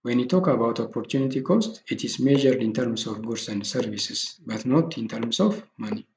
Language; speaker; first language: English; non-native, local second language; Amharic